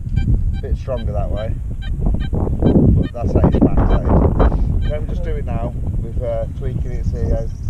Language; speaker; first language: English; native; English